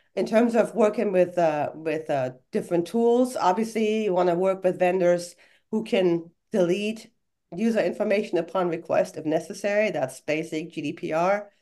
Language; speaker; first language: English; non-native, fluent; German